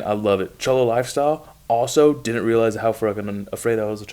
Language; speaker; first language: English; native; English